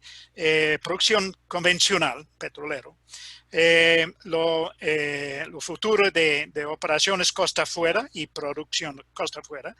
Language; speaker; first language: Spanish; non-native, fluent; English